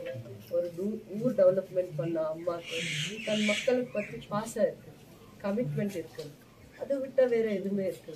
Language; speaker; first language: Tamil; non-native, local second language; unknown